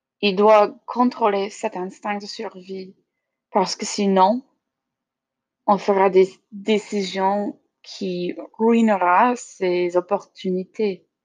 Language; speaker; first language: French; non-native, learner; English